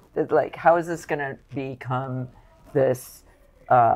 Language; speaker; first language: English; native; English